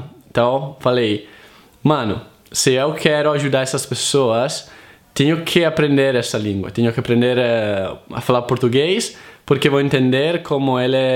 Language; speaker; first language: Portuguese; non-native, fluent; Italian